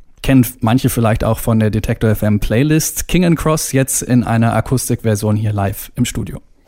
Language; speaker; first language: German; native; German